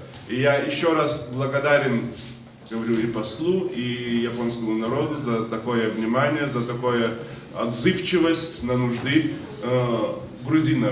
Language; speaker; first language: Russian; non-native, local second language; Georgian